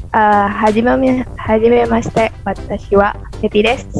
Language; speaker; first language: Japanese; non-native, learner; Indonesian